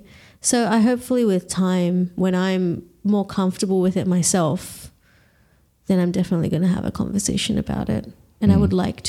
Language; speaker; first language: English; native; English